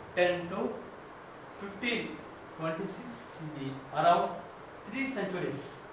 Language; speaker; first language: English; non-native, local second language; Kannada